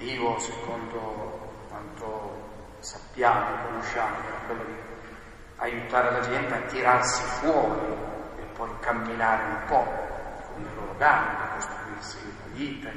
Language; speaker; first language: Italian; native; Italian